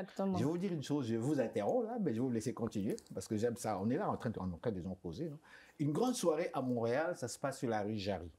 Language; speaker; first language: French; non-native, local second language; Lingala